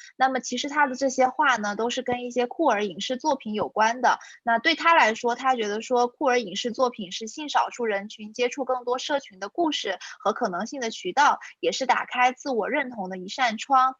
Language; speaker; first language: Chinese; native; Chinese